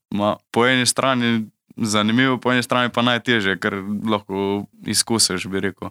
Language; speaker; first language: Slovenian; native; Slovenian